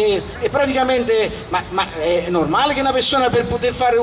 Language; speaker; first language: Italian; native; Italian